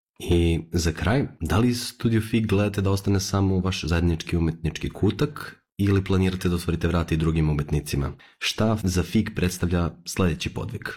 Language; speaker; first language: Serbian; early bilingual, heritage; Serbian